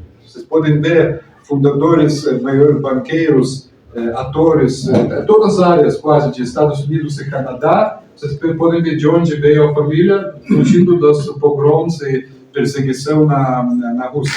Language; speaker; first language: Portuguese; non-native, fluent; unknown